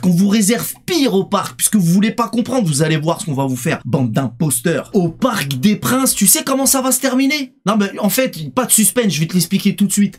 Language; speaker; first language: French; native; French